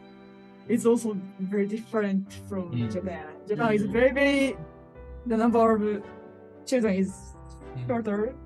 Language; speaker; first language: English; non-native, learner; Japanese